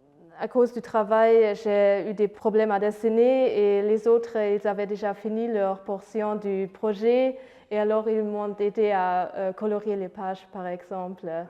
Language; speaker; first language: French; non-native, fluent; Luxembourgish